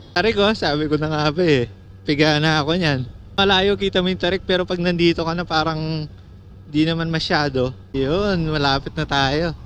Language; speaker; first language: Filipino; non-native, local second language; Pampanga